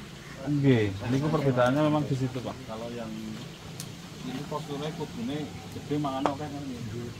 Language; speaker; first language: Indonesian; non-native, local second language; Javanese